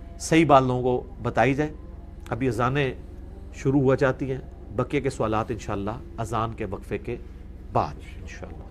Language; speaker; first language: Urdu; non-native, local second language; Punjabi